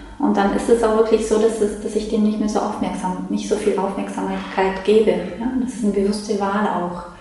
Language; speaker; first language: German; early bilingual, other home language; Polish